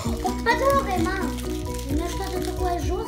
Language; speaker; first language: Russian; early bilingual, heritage; Russian